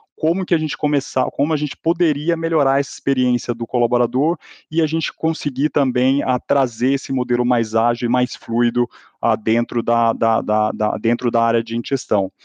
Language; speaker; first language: Portuguese; native; Portuguese